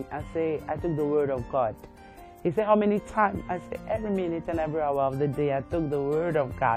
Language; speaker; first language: English; non-native, local second language; Morisyen